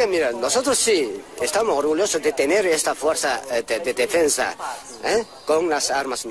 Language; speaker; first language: Spanish; non-native, fluent; Korean